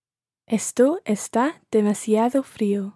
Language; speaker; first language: Spanish; non-native, learner; English